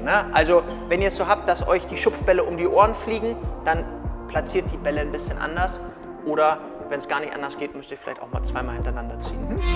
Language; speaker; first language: German; native; German